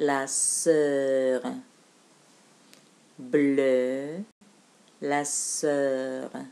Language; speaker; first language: French; non-native, fluent; Russian